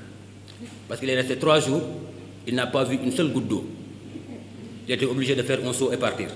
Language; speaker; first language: French; non-native, local second language; Wolof